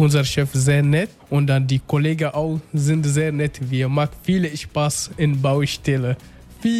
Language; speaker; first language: German; non-native, learner; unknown